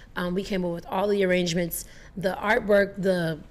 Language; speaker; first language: English; native; English